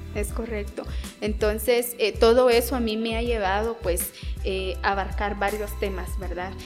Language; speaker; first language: Spanish; non-native, local second language; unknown